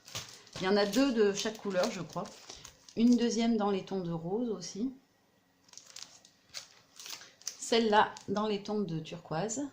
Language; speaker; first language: French; native; French